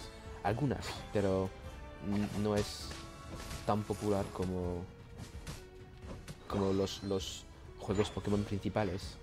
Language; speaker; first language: Spanish; non-native, learner; French